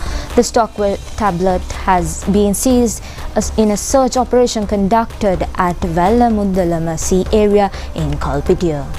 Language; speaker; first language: English; non-native, local second language; Sinhala